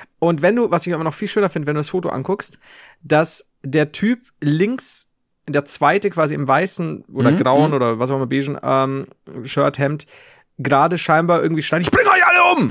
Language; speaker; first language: German; native; German